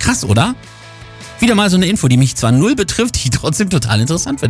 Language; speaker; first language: German; native; German